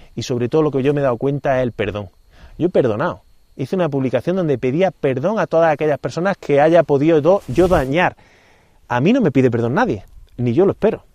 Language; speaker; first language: Spanish; native; Spanish